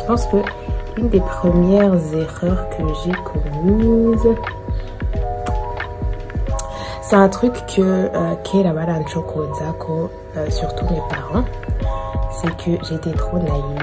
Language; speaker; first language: French; non-native, local second language; Rundi